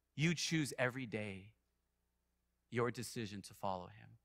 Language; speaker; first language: English; native; English